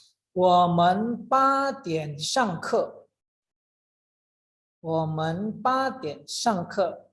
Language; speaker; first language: Chinese; non-native, fluent; Indonesian